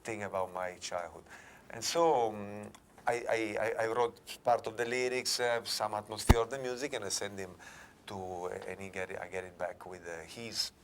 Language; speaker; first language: English; non-native, fluent; Italian